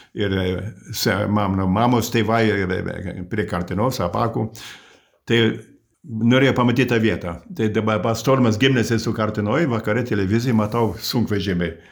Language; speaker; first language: Lithuanian; early bilingual, heritage; Lithuanian